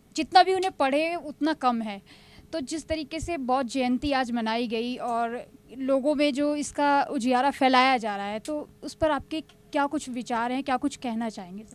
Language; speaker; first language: Hindi; native; Hindi